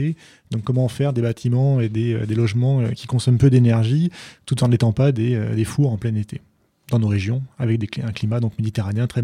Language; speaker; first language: French; native; French